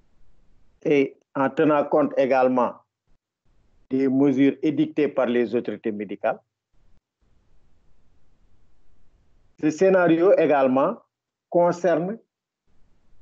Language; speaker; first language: French; non-native, local second language; Wolof